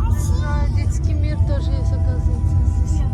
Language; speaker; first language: Russian; non-native, local second language; Tajik